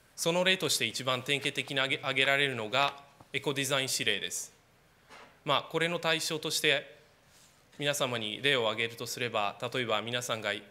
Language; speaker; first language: Japanese; non-native, fluent; Romanian